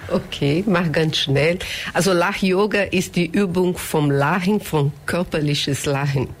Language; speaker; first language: German; non-native, fluent; Portuguese